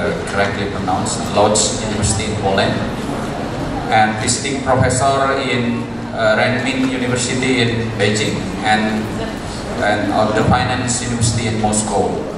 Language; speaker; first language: English; non-native, fluent; Indonesian